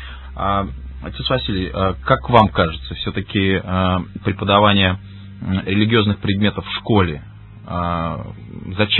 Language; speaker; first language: Russian; native; Russian